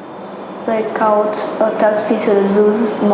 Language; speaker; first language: English; non-native, learner; Vietnamese